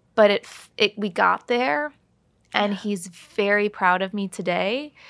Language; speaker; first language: English; native; English